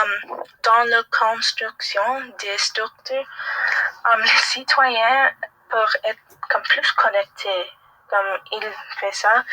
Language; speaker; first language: French; non-native, learner; English